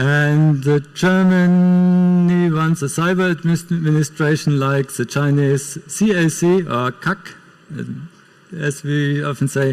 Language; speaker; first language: English; non-native, fluent; German